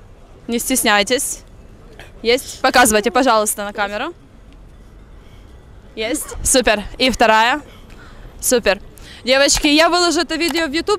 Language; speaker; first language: Russian; native; Russian